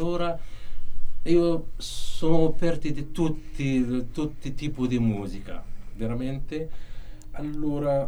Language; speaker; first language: Italian; non-native, learner; Arabic